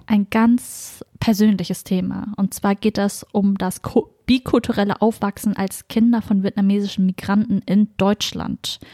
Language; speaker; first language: German; native; German